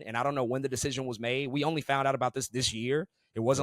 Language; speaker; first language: English; native; English